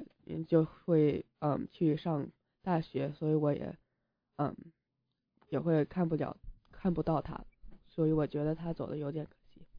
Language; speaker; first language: Chinese; early bilingual, heritage; Chinese